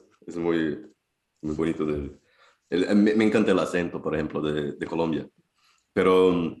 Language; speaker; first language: Spanish; non-native, fluent; Portuguese